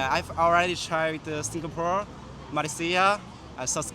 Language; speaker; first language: English; non-native, learner; Chinese